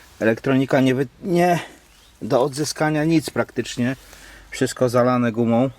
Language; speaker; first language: Polish; native; Polish